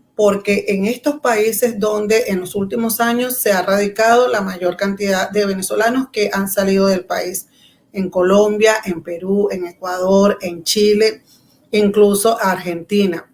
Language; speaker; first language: Spanish; native; Spanish